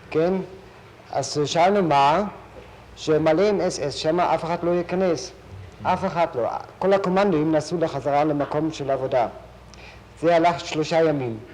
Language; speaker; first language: Hebrew; non-native, fluent; German